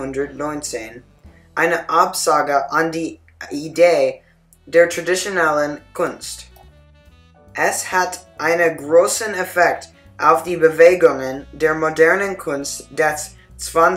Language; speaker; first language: German; non-native, learner; English